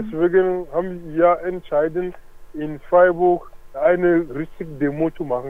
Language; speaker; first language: German; non-native, learner; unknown